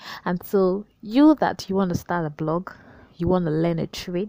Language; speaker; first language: English; non-native, local second language; Yoruba